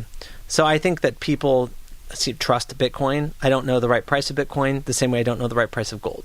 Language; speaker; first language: English; native; English